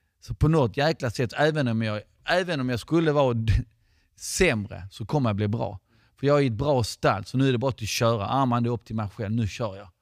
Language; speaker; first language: Swedish; non-native, fluent; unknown